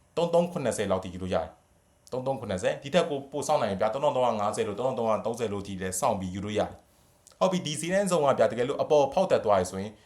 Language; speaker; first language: Burmese; native; Burmese